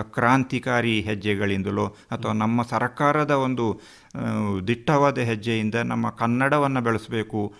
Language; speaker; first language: Kannada; non-native, local second language; Kodava